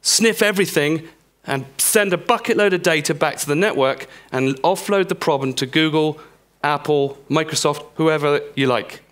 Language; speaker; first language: English; native; English